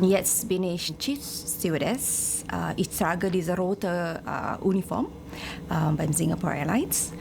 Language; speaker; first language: German; non-native, fluent; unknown